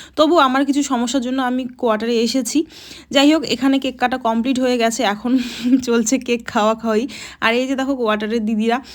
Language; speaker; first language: Bangla; native; Bangla